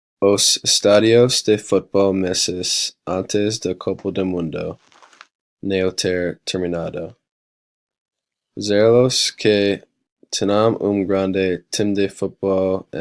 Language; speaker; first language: Portuguese; non-native, learner; English